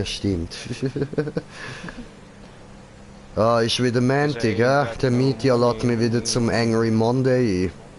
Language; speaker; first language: German; native; German